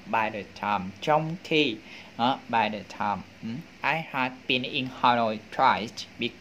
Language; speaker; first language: English; non-native, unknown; Vietnamese